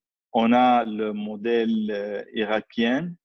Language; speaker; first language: French; non-native, fluent; Arabic